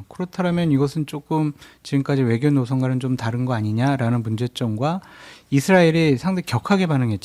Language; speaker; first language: Korean; native; Korean